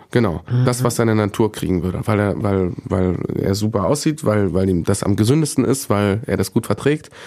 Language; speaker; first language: German; early bilingual, other home language; Bosnian